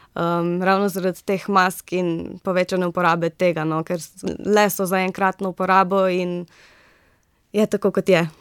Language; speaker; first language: Slovenian; native; Slovenian